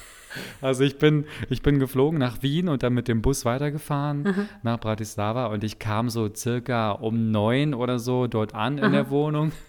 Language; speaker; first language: German; native; German